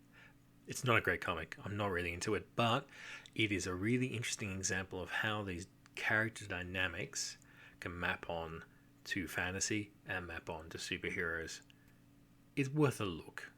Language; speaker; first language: English; native; English